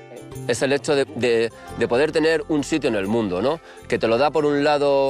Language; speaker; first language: Spanish; native; Spanish